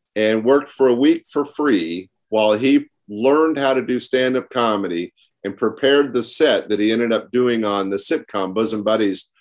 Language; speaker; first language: English; native; English